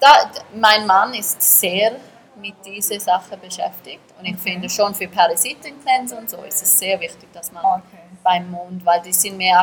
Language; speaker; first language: German; early bilingual, heritage; German